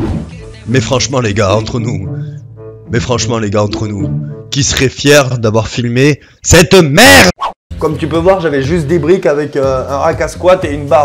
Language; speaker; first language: French; native; French